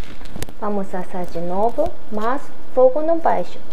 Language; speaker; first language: Portuguese; non-native, learner; Japanese